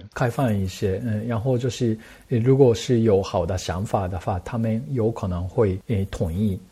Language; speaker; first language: Chinese; non-native, fluent; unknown